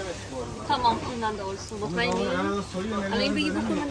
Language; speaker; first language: Turkish; non-native, learner; Persian